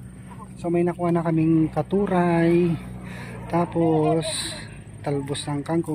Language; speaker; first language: Filipino; native; Filipino